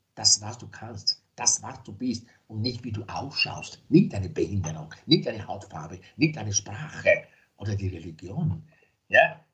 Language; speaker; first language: German; non-native, fluent; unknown